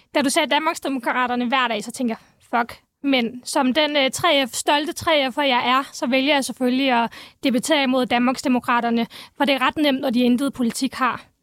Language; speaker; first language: Danish; early bilingual, other home language; Turkish